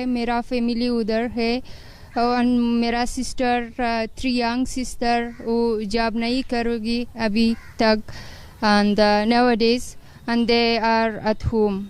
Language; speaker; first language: Hindi; non-native, learner; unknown